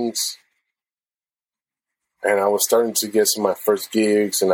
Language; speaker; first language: English; non-native, fluent; Spanish